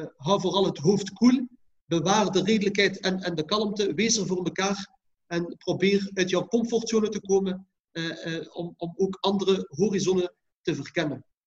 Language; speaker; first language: Dutch; early bilingual, other home language; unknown